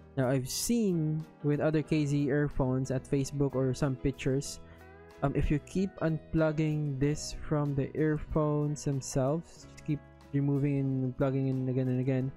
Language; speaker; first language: English; non-native, local second language; Filipino